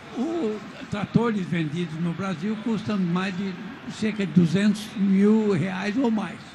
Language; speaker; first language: Portuguese; non-native, fluent; Chinese